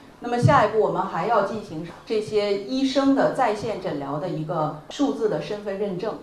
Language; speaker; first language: Chinese; native; Chinese